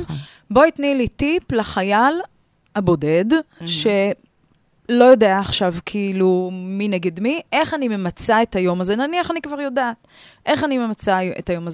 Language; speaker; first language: Hebrew; native; Hebrew